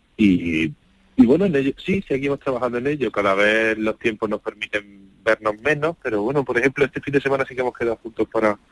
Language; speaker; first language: Spanish; native; Spanish